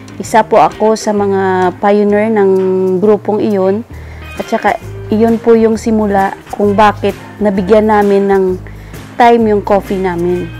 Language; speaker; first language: Filipino; non-native, local second language; Hiligaynon